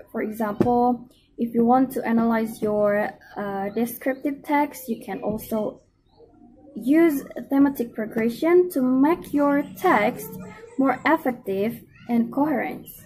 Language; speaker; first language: English; non-native, fluent; Indonesian